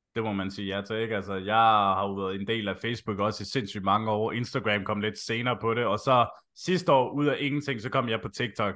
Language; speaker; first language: Danish; native; Danish